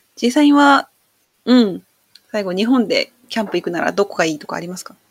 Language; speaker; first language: Japanese; native; Japanese